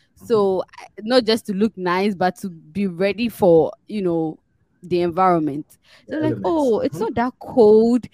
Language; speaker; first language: English; non-native, local second language; Akan